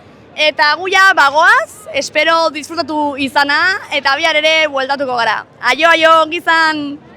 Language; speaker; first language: Basque; native; Basque